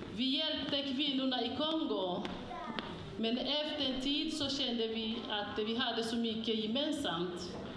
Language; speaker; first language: Swedish; non-native, fluent; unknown